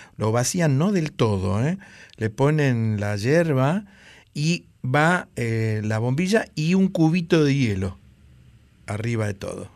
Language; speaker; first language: Spanish; native; Spanish